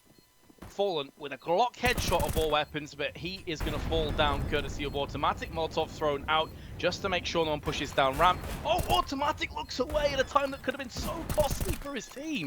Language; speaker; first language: English; native; English